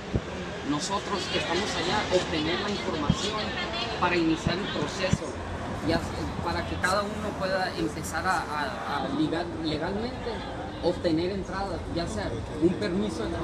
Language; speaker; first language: Spanish; early bilingual, heritage; Spanish